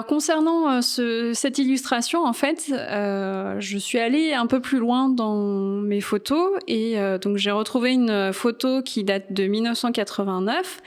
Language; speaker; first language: French; native; French